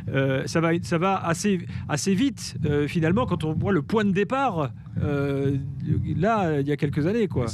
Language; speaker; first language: French; native; French